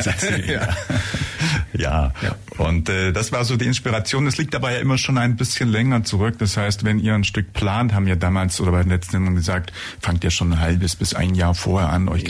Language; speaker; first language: German; native; German